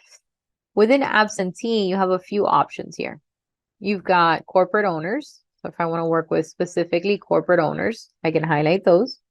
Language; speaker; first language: English; native; English